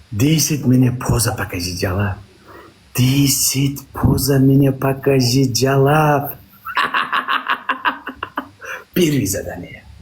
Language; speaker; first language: Russian; non-native, learner; Uzbek